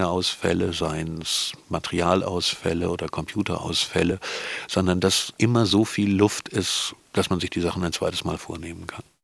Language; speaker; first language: German; native; German